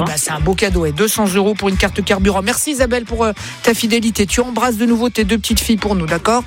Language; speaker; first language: French; native; French